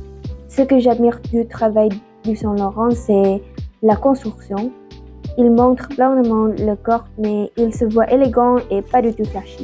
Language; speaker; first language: French; non-native, learner; Indonesian